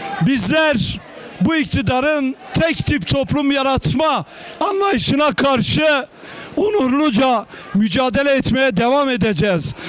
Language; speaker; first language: Turkish; non-native, local second language; Kurdish